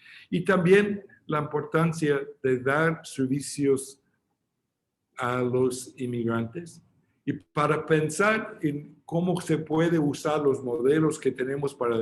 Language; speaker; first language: Spanish; non-native, fluent; English